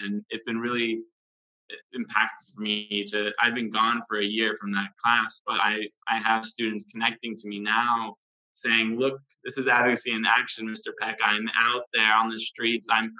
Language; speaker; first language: English; native; English